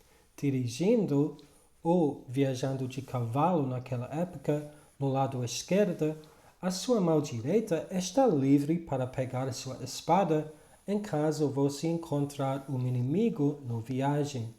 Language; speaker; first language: Portuguese; non-native, fluent; English